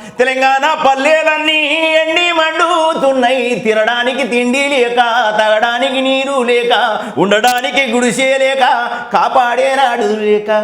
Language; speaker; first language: Telugu; non-native, local second language; Lambadi